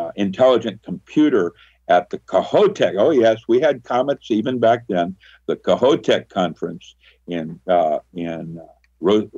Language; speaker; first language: English; early bilingual, other home language; Filipino